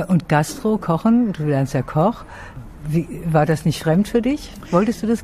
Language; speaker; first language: German; native; German